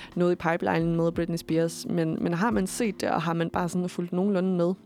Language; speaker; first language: Danish; native; Danish